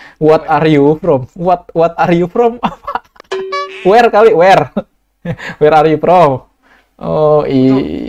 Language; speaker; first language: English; non-native, learner; Indonesian